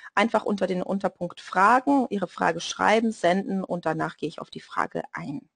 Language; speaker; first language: German; non-native, fluent; Portuguese